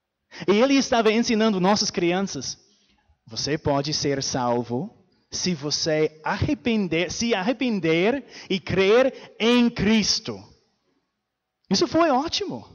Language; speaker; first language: Portuguese; non-native, fluent; English